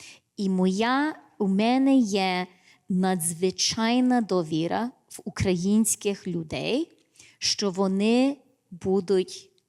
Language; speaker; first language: Ukrainian; early bilingual, heritage; English